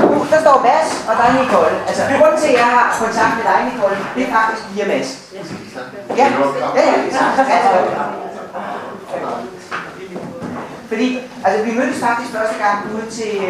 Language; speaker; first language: Danish; native; Danish